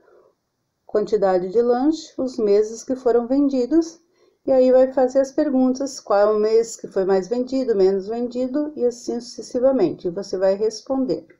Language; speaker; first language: Portuguese; native; Portuguese